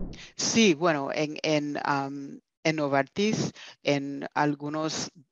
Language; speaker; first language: Spanish; early bilingual, heritage; Spanish